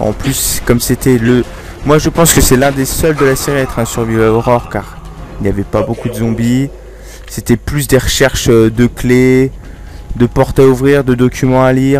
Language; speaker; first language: French; native; French